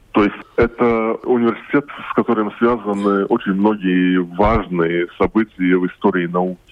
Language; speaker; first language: Russian; non-native, local second language; Latvian